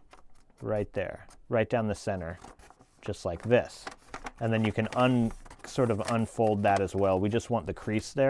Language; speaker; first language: English; native; English